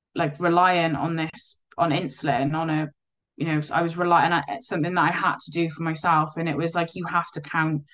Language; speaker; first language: English; native; English